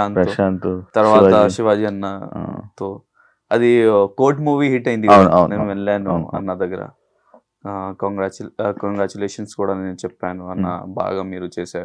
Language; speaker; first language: Telugu; non-native, learner; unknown